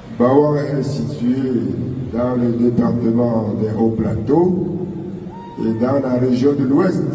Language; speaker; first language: French; non-native, local second language; Ghomala